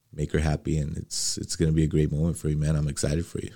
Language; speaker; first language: English; early bilingual, other home language; Arabic